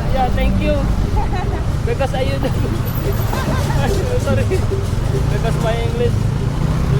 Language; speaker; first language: English; non-native, learner; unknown